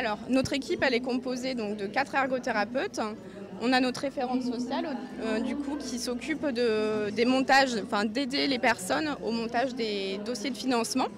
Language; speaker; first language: French; native; French